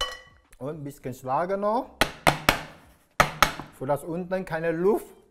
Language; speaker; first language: German; non-native, learner; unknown